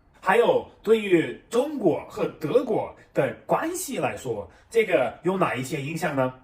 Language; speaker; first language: Chinese; non-native, fluent; German